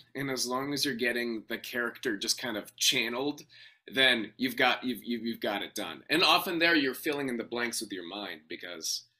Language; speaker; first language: English; native; English